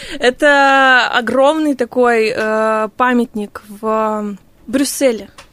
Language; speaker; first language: Russian; native; Russian